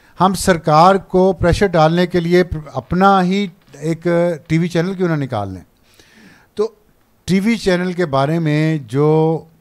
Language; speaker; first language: Urdu; non-native, local second language; Punjabi